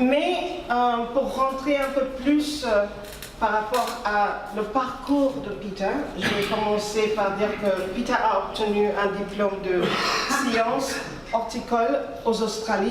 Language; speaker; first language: French; non-native, fluent; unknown